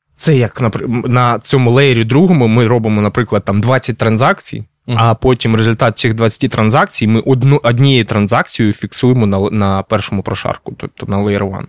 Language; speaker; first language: Ukrainian; non-native, local second language; Russian